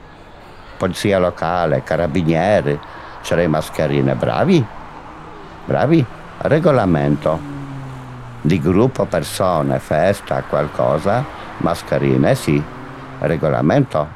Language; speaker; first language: Italian; non-native, learner; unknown